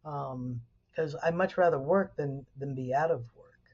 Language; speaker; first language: English; native; English